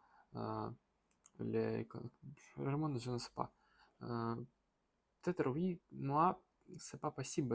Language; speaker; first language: French; non-native, learner; Russian